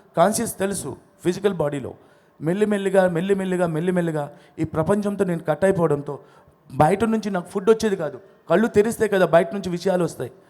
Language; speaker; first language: Telugu; non-native, local second language; Odia